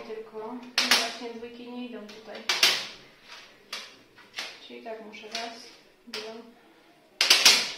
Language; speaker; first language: Polish; native; Polish